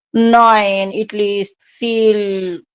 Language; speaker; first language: German; non-native, learner; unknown